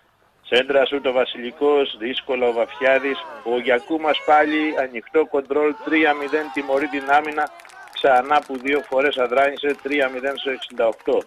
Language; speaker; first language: Greek; native; Greek